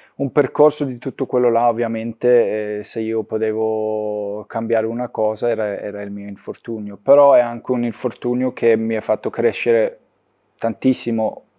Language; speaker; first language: Italian; non-native, fluent; Danish